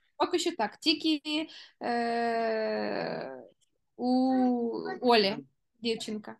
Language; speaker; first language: Ukrainian; non-native, local second language; Russian